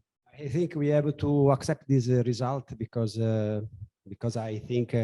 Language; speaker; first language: English; non-native, learner; Italian